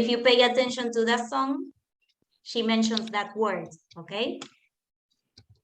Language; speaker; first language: English; non-native, fluent; Spanish